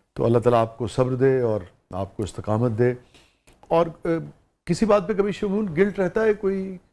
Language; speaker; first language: Urdu; native; Urdu